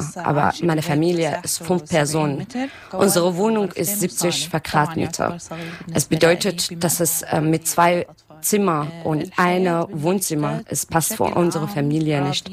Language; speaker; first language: German; non-native, learner; Arabic